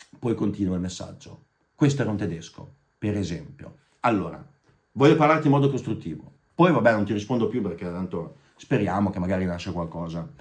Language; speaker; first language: Italian; native; Italian